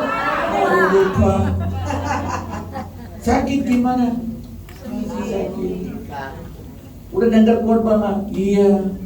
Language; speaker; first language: Indonesian; non-native, learner; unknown